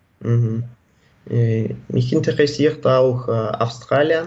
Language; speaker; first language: German; non-native, learner; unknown